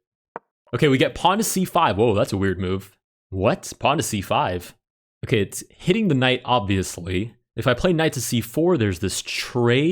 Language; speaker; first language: English; native; English